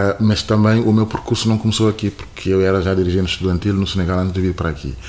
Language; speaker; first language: Portuguese; non-native, fluent; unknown